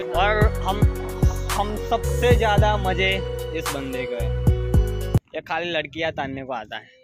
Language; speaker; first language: Hindi; non-native, local second language; Gujarati